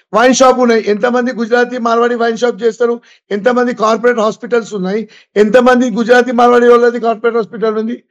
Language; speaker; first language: Telugu; non-native, local second language; Gujarati